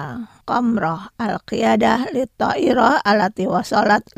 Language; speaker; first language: Arabic; non-native, fluent; Indonesian